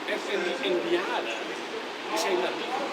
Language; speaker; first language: Dutch; non-native, fluent; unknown